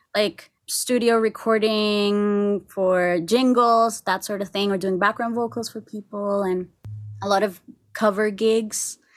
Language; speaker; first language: English; non-native, fluent; Spanish